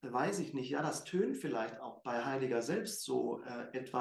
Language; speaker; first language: German; native; German